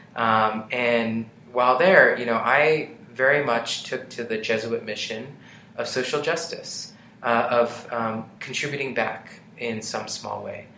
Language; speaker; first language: English; native; English